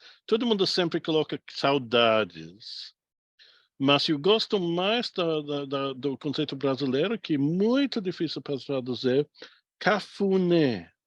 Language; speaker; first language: Portuguese; non-native, fluent; English